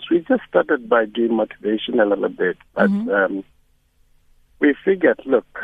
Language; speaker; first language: English; non-native, local second language; Northern Sotho